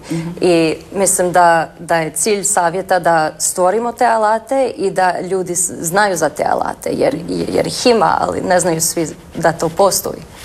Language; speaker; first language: Croatian; early bilingual, heritage; Croatian